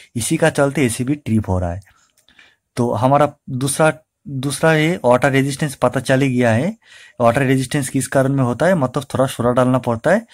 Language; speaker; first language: Hindi; non-native, local second language; Bangla